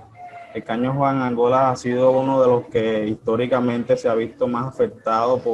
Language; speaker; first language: Spanish; native; Spanish